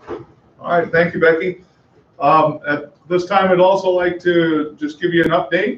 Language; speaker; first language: English; native; English